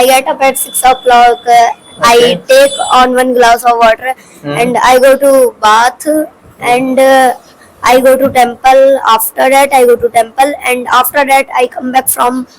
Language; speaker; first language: English; non-native, learner; Hindi